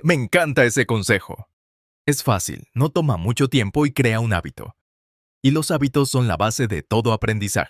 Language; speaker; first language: Spanish; non-native, fluent; English